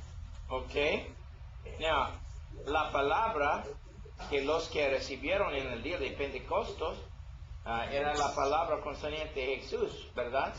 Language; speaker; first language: Spanish; non-native, learner; English